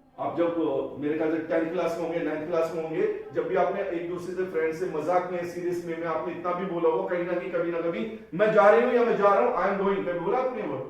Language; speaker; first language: Hindi; native; Hindi